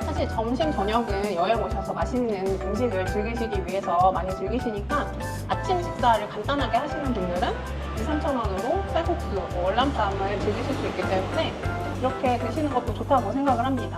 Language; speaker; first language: Korean; native; Korean